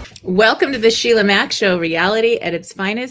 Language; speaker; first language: English; native; English